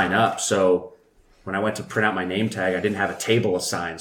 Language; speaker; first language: English; native; English